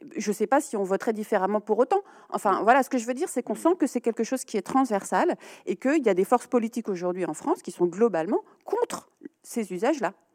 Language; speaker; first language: French; native; French